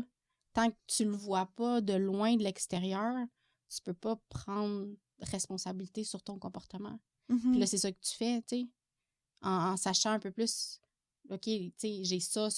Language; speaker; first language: French; native; French